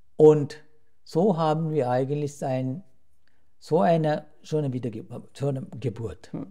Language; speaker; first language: German; non-native, fluent; Sinhala